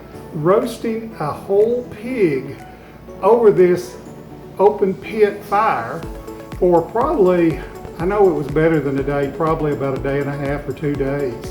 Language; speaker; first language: English; native; English